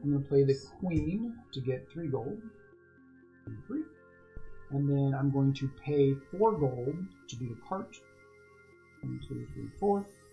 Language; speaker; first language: English; native; English